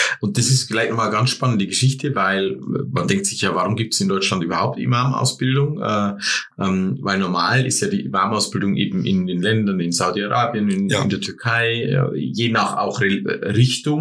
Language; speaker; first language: German; native; German